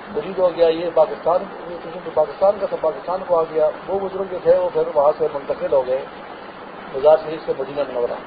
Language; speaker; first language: Urdu; non-native, local second language; Pashto